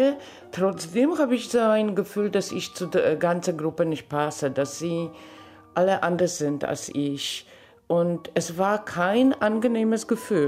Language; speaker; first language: German; non-native, fluent; Polish